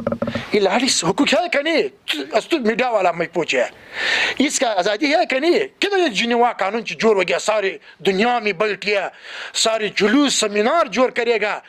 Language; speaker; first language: Hindi; non-native, learner; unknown